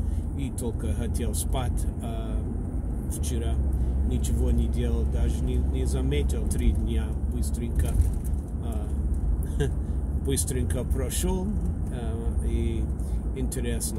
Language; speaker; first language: Russian; non-native, learner; English